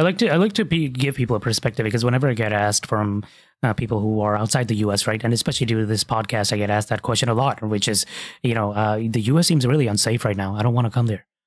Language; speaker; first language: English; early bilingual, other home language; Hindi